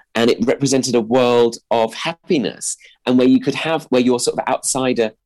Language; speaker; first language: English; native; English